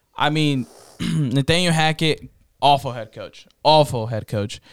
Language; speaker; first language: English; early bilingual, other home language; Spanish